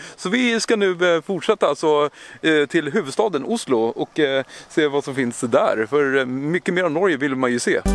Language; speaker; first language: Swedish; native; Swedish